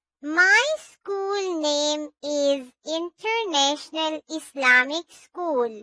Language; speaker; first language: English; non-native, learner; Urdu